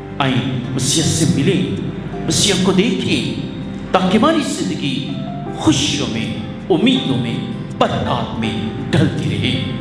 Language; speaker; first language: Urdu; non-native, local second language; Punjabi